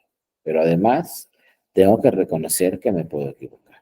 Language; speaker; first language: Spanish; native; Spanish